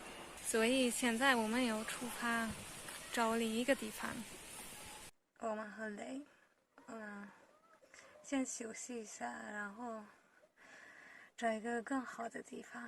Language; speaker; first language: Chinese; non-native, learner; Hungarian